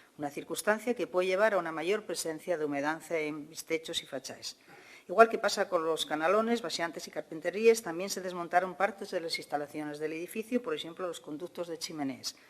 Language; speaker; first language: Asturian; non-native, local second language; Spanish